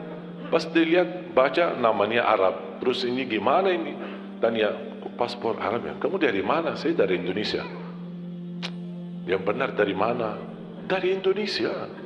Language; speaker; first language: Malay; non-native, fluent; Arabic